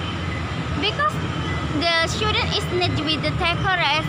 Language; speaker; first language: English; non-native, learner; Indonesian